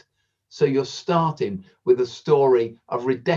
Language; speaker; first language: English; native; English